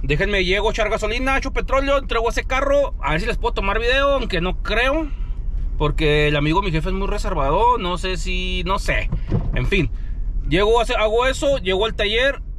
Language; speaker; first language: Spanish; early bilingual, other home language; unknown